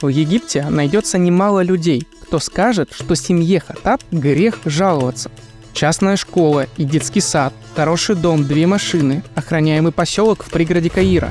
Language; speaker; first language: Russian; native; Russian